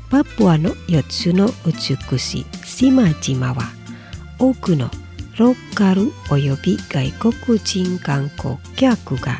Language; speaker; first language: Japanese; non-native, fluent; Indonesian